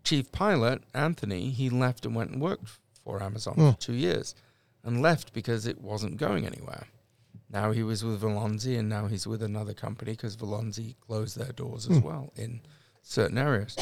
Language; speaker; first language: English; native; English